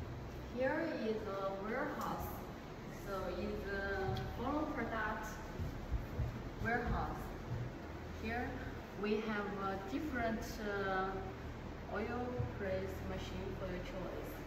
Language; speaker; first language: English; non-native, learner; Chinese